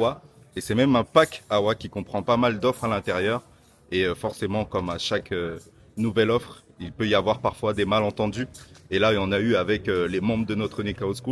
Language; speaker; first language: French; native; French